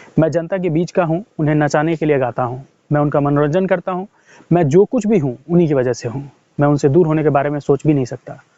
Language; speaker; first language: Hindi; native; Hindi